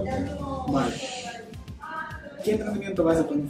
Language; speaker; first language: Spanish; non-native, learner; Ukrainian